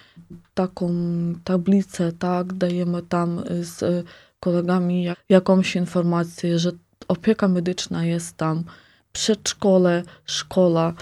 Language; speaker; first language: Polish; non-native, fluent; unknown